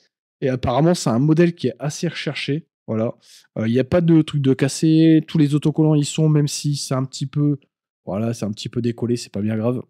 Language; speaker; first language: French; native; French